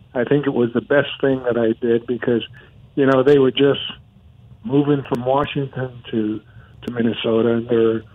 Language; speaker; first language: English; non-native, fluent; Spanish